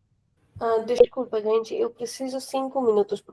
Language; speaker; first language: Portuguese; non-native, fluent; Hindi